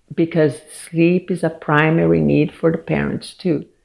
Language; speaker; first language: English; non-native, fluent; Portuguese